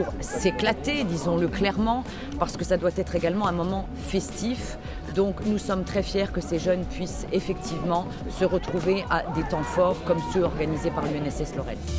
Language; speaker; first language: French; native; French